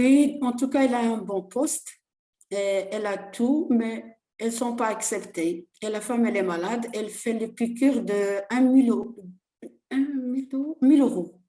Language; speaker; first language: French; non-native, learner; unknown